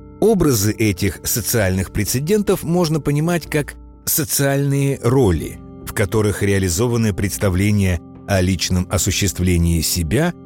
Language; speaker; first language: Russian; native; Russian